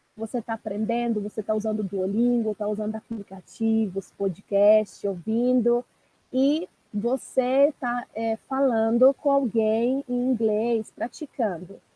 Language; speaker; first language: Portuguese; non-native, fluent; Italian